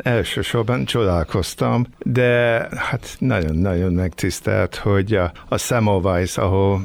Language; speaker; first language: Hungarian; early bilingual, heritage; Hungarian